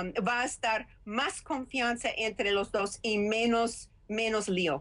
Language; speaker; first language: Spanish; non-native, fluent; English